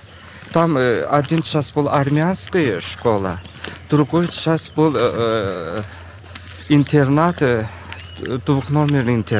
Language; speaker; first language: Russian; non-native, local second language; Azerbaijani